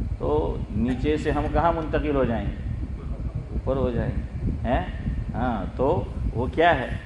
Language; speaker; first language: Urdu; non-native, local second language; Gujarati